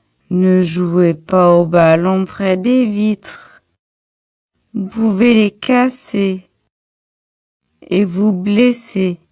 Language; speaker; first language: French; non-native, local second language; Arabic